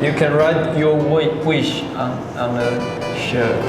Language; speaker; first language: English; non-native, learner; Chinese